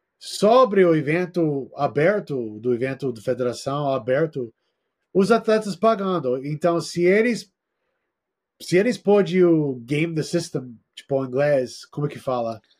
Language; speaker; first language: Portuguese; non-native, learner; English